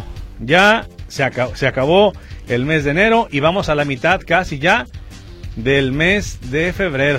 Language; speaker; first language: Spanish; native; Spanish